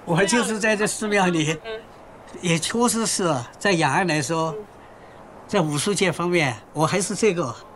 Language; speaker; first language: Chinese; native; Chinese